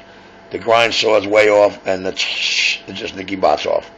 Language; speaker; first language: English; native; English